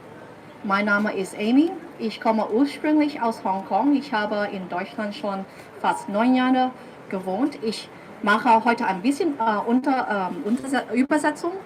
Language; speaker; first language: German; non-native, fluent; Cantonese